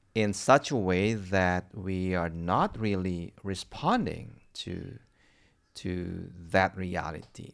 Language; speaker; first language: English; non-native, fluent; Indonesian